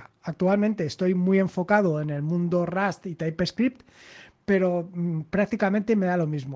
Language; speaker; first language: Spanish; native; Spanish